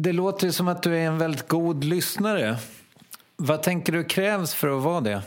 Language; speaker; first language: Swedish; native; Swedish